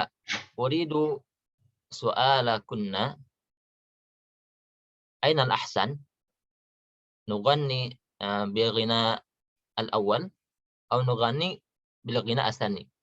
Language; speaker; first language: Arabic; non-native, fluent; Indonesian